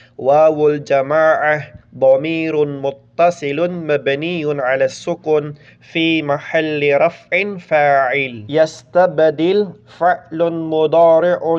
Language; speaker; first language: Arabic; non-native, fluent; Filipino